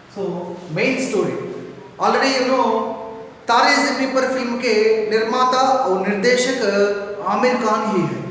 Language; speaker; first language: Hindi; non-native, local second language; Telugu